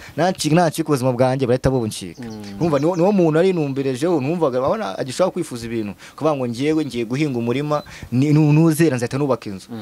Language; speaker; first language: Kinyarwanda; native; Kinyarwanda